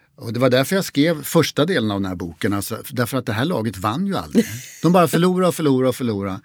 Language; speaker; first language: Swedish; native; Swedish